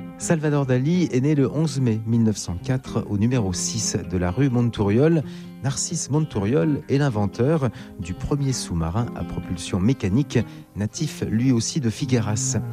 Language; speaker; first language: French; native; French